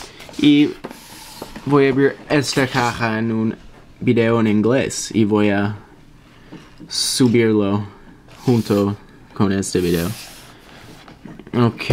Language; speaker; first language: Spanish; non-native, learner; English